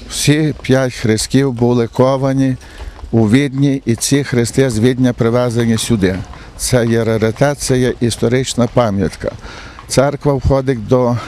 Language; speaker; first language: Ukrainian; native; Ukrainian